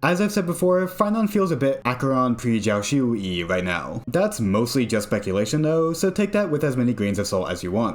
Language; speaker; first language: English; native; English